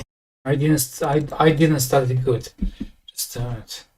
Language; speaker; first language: English; non-native, fluent; Serbian